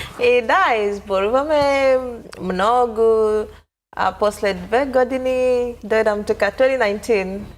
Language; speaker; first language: Macedonian; non-native, learner; Swahili